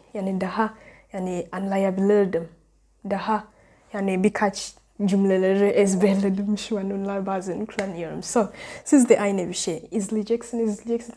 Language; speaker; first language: Turkish; non-native, learner; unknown